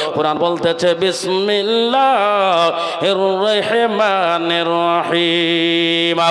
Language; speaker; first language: Bangla; non-native, local second language; Urdu